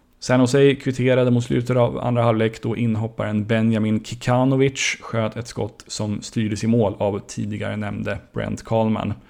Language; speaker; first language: Swedish; native; Swedish